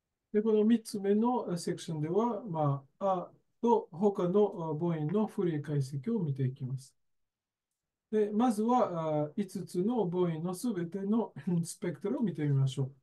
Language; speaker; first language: Japanese; native; Japanese